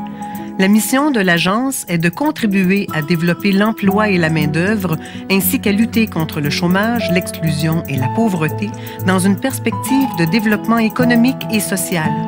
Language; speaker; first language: French; native; French